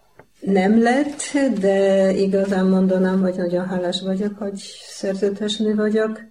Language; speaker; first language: Hungarian; non-native, fluent; Polish